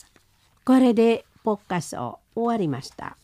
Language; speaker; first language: Japanese; non-native, fluent; Indonesian